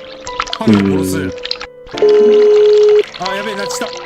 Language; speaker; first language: Japanese; native; Japanese